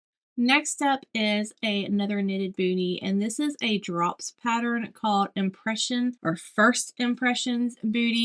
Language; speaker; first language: English; native; English